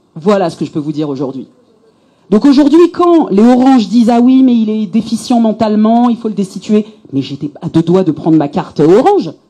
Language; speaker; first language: French; native; French